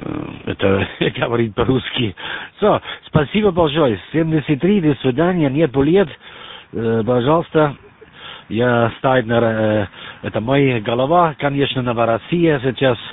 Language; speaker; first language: Russian; non-native, learner; German